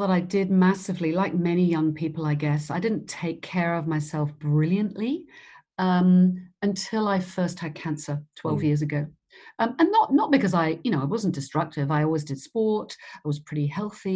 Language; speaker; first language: English; native; English